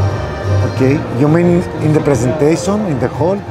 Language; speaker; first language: English; non-native, fluent; Greek